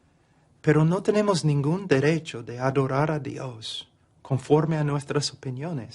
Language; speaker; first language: Spanish; non-native, fluent; English